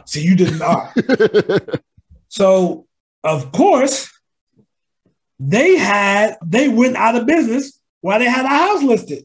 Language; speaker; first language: English; native; English